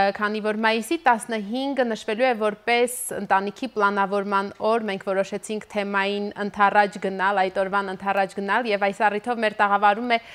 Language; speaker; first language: Armenian; native; Armenian